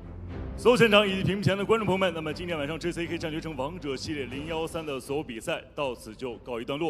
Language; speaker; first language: Chinese; native; Chinese